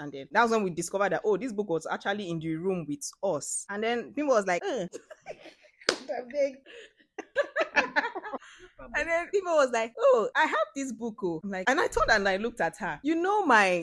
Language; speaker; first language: English; non-native, local second language; Ibibio